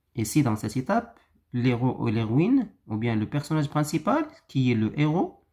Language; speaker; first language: French; non-native, local second language; Arabic